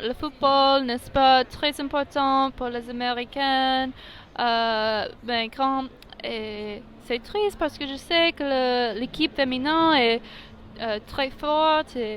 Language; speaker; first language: French; non-native, learner; English